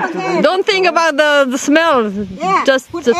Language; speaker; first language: English; non-native, learner; French